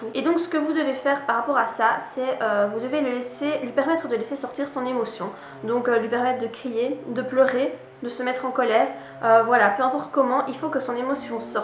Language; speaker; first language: French; native; French